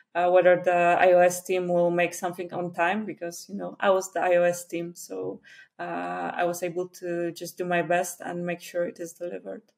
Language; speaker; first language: English; non-native, fluent; Polish